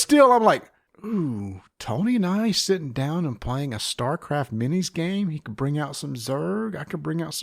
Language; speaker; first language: English; native; English